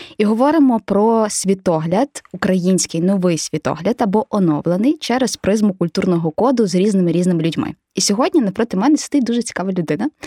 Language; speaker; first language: Ukrainian; native; Ukrainian